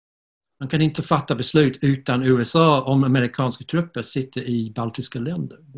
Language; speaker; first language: Swedish; non-native, fluent; English